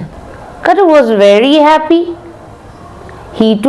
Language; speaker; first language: English; non-native, local second language; Bangla